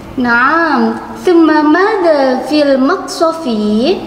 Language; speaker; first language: Arabic; non-native, learner; Indonesian